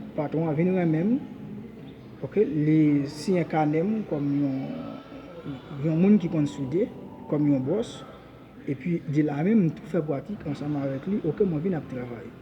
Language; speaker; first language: French; non-native, learner; Haitian Creole